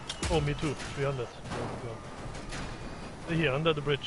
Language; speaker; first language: English; non-native, learner; German